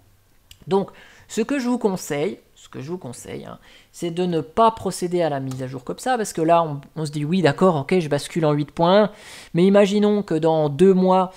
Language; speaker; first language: French; native; French